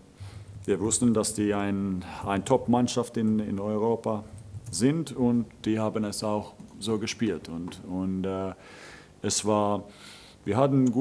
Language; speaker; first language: German; non-native, fluent; Finnish